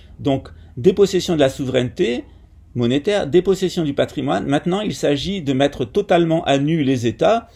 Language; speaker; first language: French; native; French